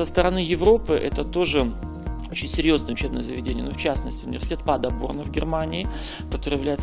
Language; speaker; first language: Russian; native; Russian